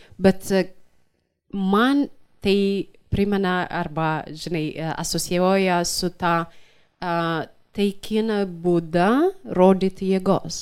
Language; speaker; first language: Lithuanian; non-native, fluent; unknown